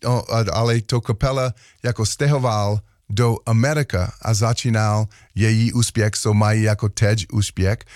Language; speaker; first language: Czech; non-native, learner; English